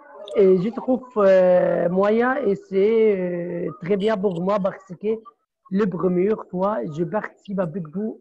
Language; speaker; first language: French; non-native, learner; Arabic